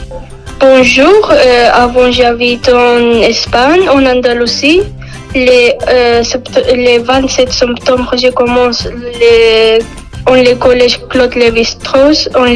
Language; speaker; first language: French; non-native, learner; Spanish